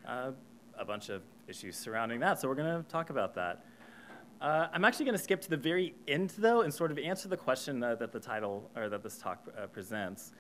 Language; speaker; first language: English; native; English